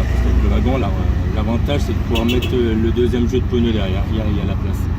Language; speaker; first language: French; native; French